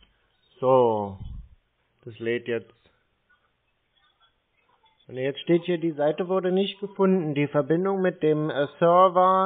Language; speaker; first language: German; native; German